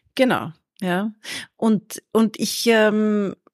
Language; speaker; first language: German; native; German